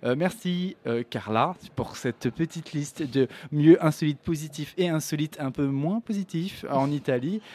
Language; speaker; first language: French; native; French